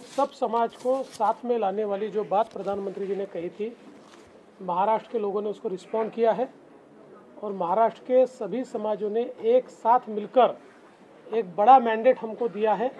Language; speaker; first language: Hindi; non-native, local second language; Marathi